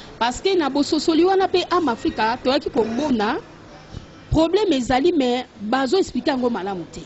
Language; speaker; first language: Lingala; native; Lingala